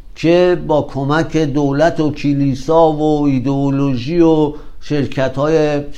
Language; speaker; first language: Persian; native; Persian